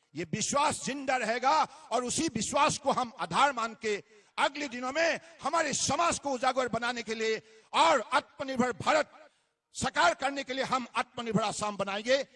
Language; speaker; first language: Hindi; non-native, local second language; Assamese